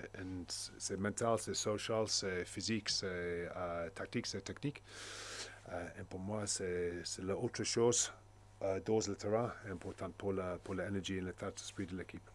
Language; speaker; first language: French; non-native, learner; English